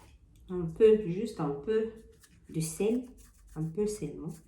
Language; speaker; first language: French; non-native, local second language; Lingala